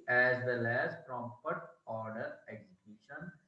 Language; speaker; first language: English; non-native, local second language; Punjabi